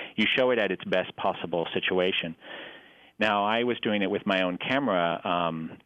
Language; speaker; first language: English; native; English